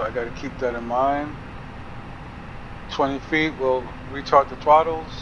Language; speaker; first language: English; native; English